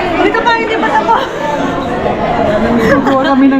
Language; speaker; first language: Filipino; native; Filipino